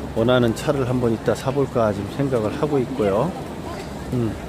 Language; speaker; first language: Korean; native; Korean